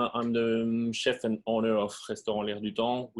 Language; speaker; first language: English; non-native, fluent; French